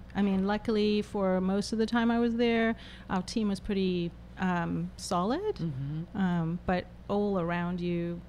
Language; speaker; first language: English; native; English